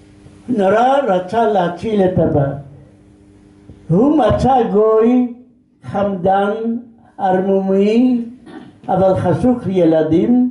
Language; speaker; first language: Hebrew; non-native, fluent; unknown